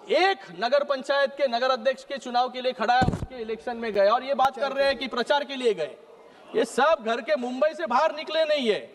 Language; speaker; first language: Hindi; non-native, local second language; Marathi